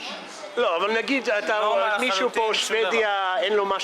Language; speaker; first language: Hebrew; non-native, fluent; English